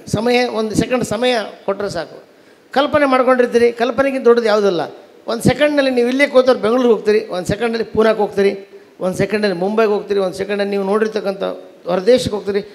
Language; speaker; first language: Kannada; native; Kannada